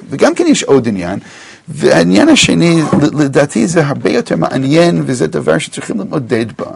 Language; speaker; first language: Hebrew; non-native, fluent; English